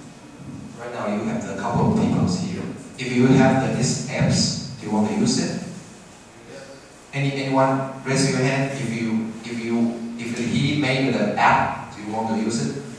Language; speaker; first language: English; non-native, fluent; Chinese